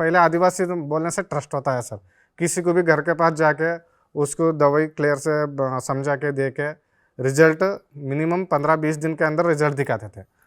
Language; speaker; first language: Hindi; non-native, local second language; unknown